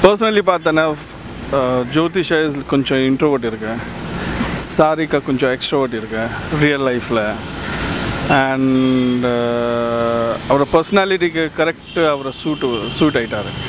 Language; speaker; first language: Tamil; non-native, learner; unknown